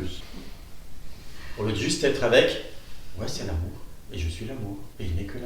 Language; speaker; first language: French; native; French